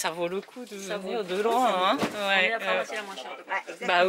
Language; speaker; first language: French; non-native, fluent; Japanese